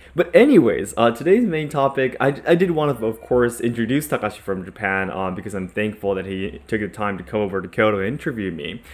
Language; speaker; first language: English; non-native, fluent; Japanese